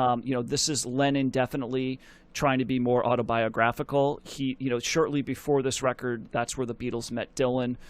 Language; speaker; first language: English; native; English